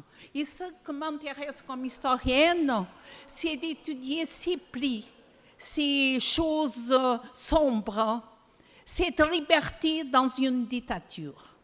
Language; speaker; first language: French; non-native, fluent; Portuguese